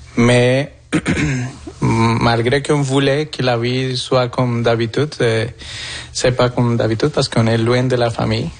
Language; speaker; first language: French; non-native, fluent; Spanish